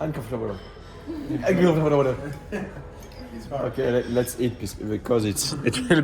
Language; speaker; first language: English; non-native, learner; French